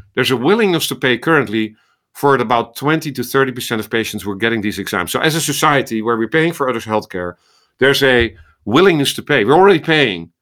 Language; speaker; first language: English; non-native, fluent; Dutch